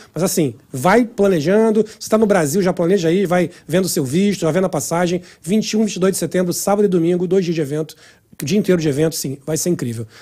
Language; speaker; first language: Portuguese; native; Portuguese